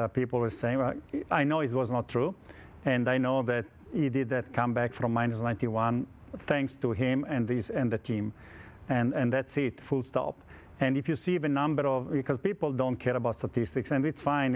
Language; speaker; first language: English; non-native, fluent; Italian